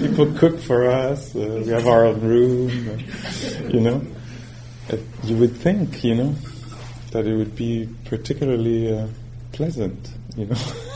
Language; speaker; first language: English; non-native, fluent; French